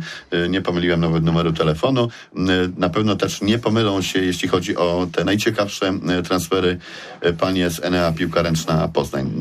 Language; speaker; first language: Polish; native; Polish